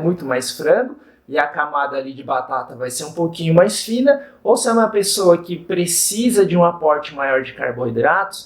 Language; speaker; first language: Portuguese; native; Portuguese